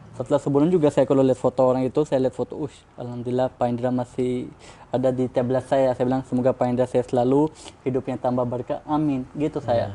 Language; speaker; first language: Indonesian; non-native, fluent; Urdu